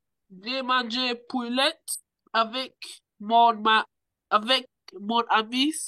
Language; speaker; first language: French; non-native, learner; Spanish